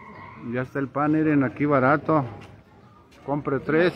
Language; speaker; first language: Spanish; native; Spanish